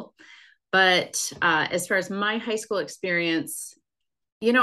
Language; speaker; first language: English; native; English